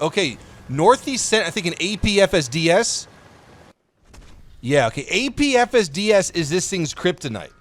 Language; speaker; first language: English; native; English